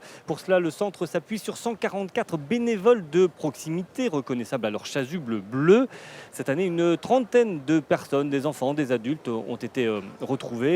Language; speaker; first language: French; native; French